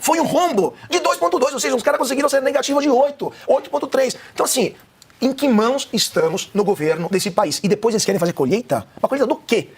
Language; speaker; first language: Portuguese; non-native, fluent; Italian